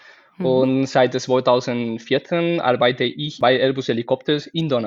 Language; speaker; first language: German; non-native, fluent; Spanish